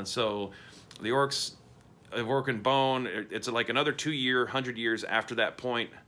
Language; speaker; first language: English; native; English